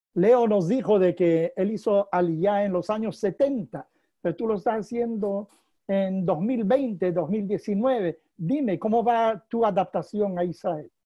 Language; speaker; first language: Spanish; native; Spanish